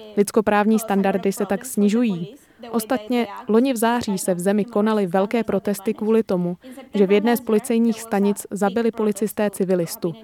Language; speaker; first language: Czech; native; Czech